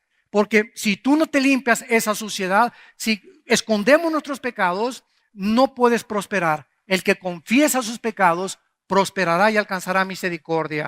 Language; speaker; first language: Spanish; native; Spanish